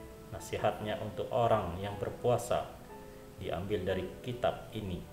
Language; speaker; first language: Indonesian; native; Indonesian